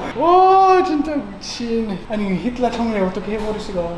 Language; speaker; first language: Korean; non-native, fluent; German